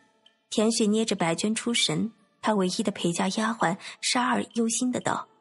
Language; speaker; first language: Chinese; native; Chinese